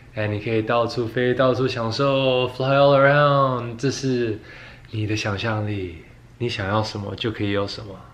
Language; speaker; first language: Chinese; early bilingual, heritage; Chinese